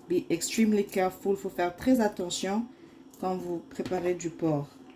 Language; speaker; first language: French; non-native, local second language; Lingala